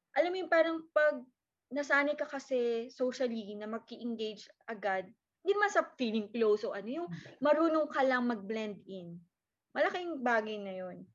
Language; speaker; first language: Filipino; native; Filipino